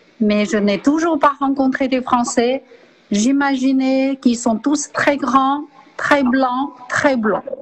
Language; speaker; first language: French; non-native, fluent; Chinese